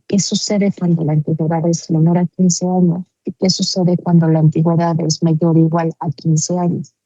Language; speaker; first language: Spanish; native; Spanish